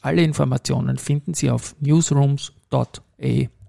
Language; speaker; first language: German; native; German